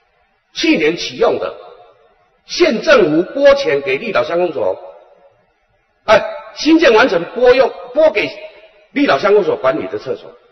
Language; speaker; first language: Chinese; native; Chinese